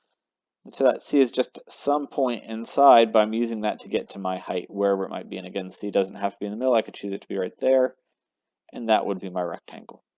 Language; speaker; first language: English; native; English